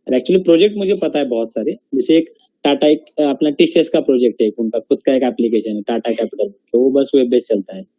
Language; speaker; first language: Hindi; non-native, local second language; Marathi